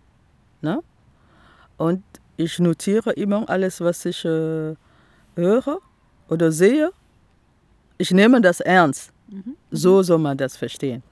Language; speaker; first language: German; non-native, fluent; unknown